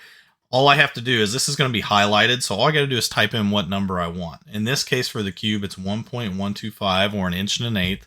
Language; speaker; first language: English; native; English